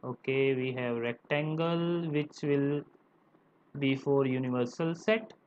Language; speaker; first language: English; non-native, local second language; Punjabi